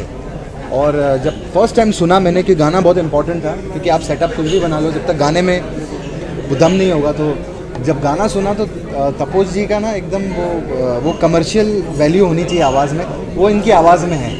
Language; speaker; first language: Hindi; native; Hindi